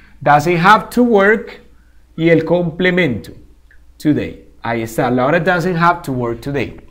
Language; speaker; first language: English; non-native, fluent; Spanish